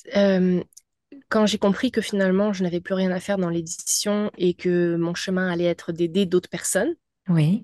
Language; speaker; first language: French; native; French